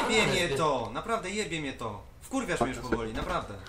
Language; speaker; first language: Polish; native; Polish